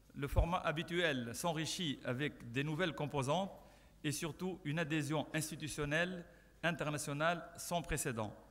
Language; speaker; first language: French; non-native, local second language; Arabic